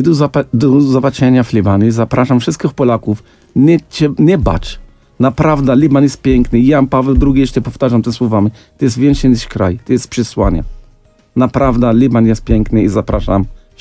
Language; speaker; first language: Polish; non-native, fluent; Arabic